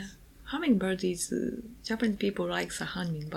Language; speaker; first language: English; non-native, learner; Japanese